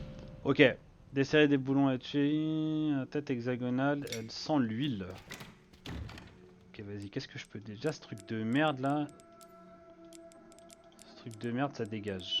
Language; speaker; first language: French; native; French